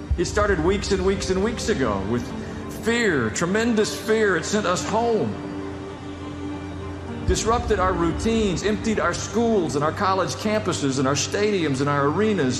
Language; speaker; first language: English; native; English